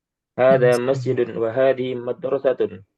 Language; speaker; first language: Arabic; non-native, learner; Indonesian